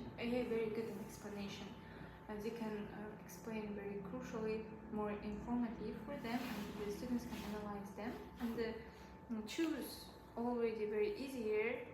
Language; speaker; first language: English; non-native, learner; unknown